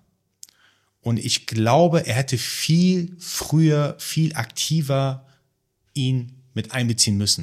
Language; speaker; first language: German; early bilingual, other home language; Persian